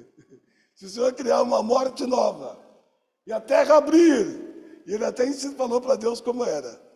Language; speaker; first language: Portuguese; native; Portuguese